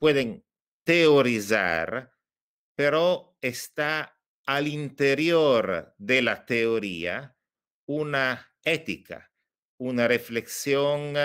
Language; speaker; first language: Spanish; non-native, fluent; Italian